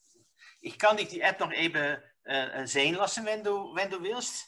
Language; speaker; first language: German; non-native, learner; Dutch